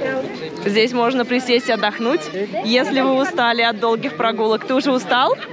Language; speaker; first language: Russian; native; Russian